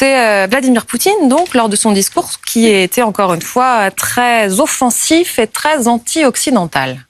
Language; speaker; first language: French; native; French